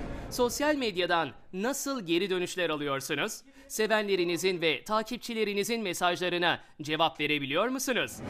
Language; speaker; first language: Turkish; native; Turkish